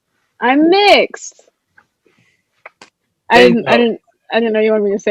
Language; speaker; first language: English; native; English